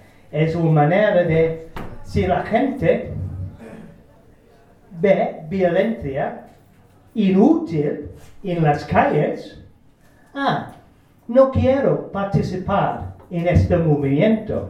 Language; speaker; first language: Spanish; non-native, learner; Turkish